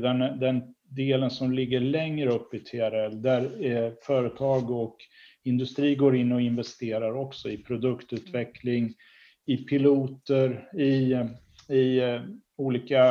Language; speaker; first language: Swedish; native; Swedish